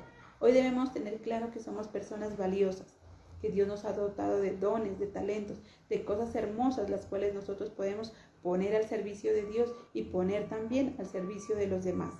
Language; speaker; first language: Spanish; native; Spanish